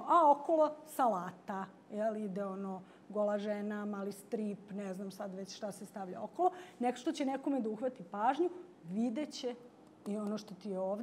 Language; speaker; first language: Bosnian; native; Bosnian